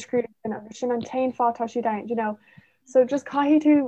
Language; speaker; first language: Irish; non-native, local second language; English